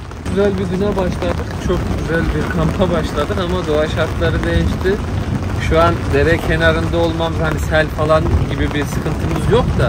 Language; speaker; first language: Turkish; native; Turkish